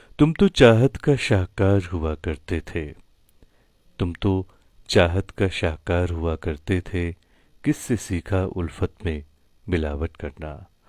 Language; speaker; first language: Hindi; non-native, local second language; Kashmiri